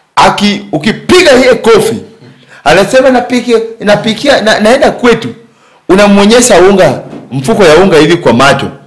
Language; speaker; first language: Swahili; native; Swahili